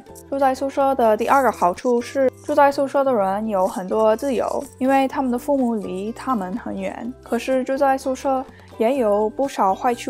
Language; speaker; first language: Chinese; non-native, learner; English